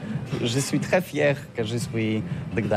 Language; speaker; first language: French; non-native, learner; Polish